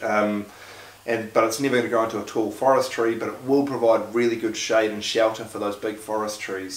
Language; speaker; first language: English; native; English